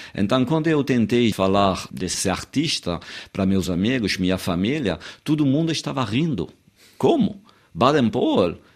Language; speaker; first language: Portuguese; non-native, fluent; French